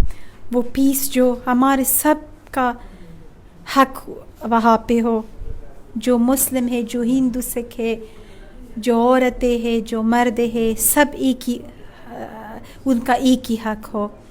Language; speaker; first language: Hindi; non-native, fluent; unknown